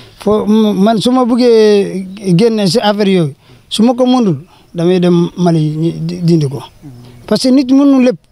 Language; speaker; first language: Wolof; non-native, fluent; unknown